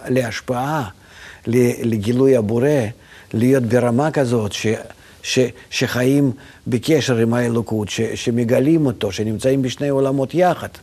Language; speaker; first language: Hebrew; non-native, fluent; Russian